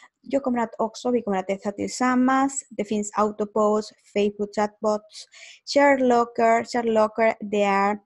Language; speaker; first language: Swedish; non-native, learner; Spanish